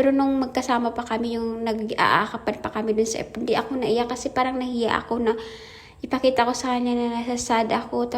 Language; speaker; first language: Filipino; non-native, local second language; Hiligaynon